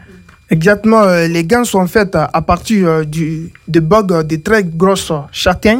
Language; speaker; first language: French; native; French